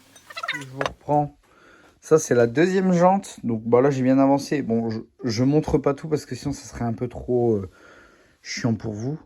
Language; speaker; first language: French; native; French